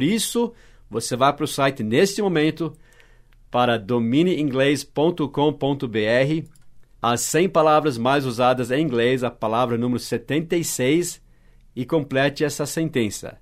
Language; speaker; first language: Portuguese; non-native, fluent; English